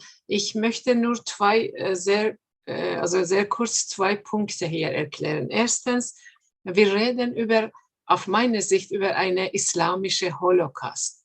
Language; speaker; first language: German; non-native, fluent; Persian